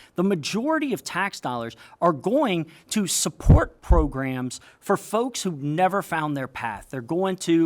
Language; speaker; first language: English; native; English